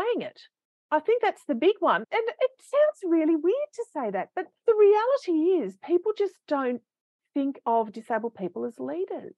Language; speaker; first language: English; native; English